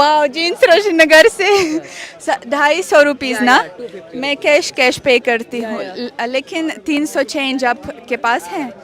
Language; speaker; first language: Hindi; non-native, learner; Russian